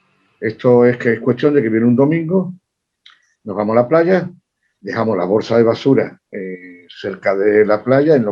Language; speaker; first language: Spanish; native; Spanish